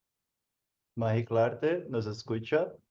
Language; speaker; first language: Spanish; non-native, fluent; Portuguese